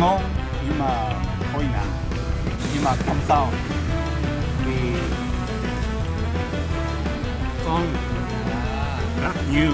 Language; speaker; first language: Vietnamese; non-native, learner; Japanese